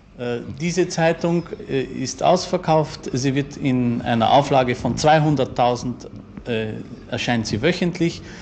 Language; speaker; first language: German; native; German